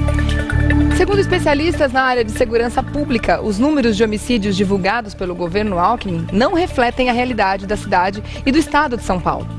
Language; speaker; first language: Portuguese; native; Portuguese